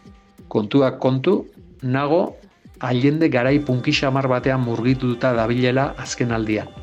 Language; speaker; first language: Basque; native; Basque